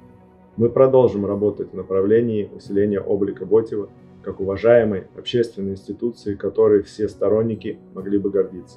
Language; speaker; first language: Russian; native; Russian